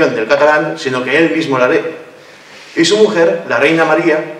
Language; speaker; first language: Spanish; non-native, local second language; Catalan